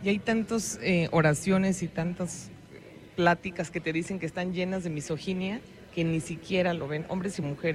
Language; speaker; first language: Spanish; native; Spanish